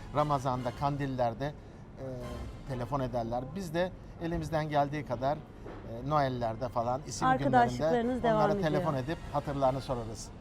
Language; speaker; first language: Turkish; native; Turkish